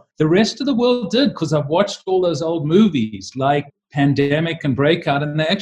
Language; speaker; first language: English; native; English